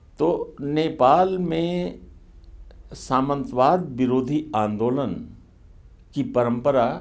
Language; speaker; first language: Hindi; native; Hindi